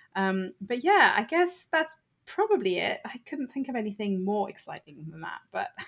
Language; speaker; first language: English; native; English